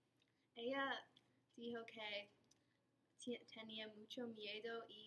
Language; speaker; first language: Spanish; non-native, learner; English